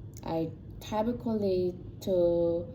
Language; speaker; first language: English; non-native, learner; Vietnamese